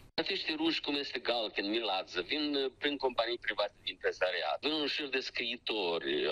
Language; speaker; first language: Romanian; non-native, local second language; Russian